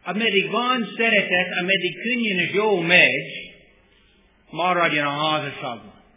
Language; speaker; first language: Hungarian; non-native, fluent; English